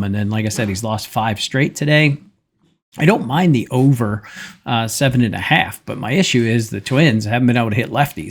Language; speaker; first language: English; native; English